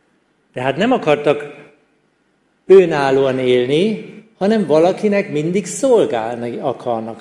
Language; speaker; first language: Hungarian; non-native, fluent; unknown